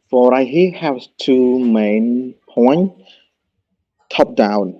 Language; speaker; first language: English; non-native, learner; Khmer